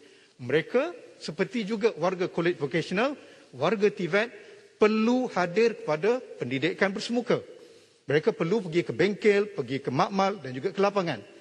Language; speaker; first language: Malay; native; Malay